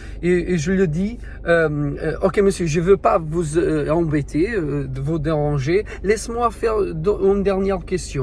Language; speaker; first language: French; non-native, learner; Portuguese